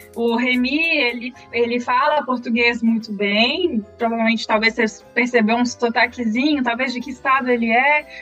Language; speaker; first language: Portuguese; native; Portuguese